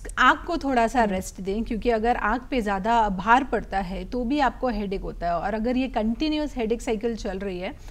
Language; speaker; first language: Hindi; native; Hindi